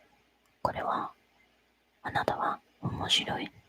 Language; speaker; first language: Japanese; non-native, learner; Spanish